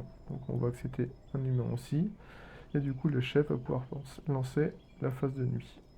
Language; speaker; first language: French; native; French